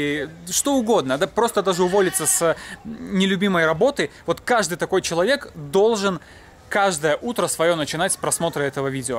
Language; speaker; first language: Russian; native; Russian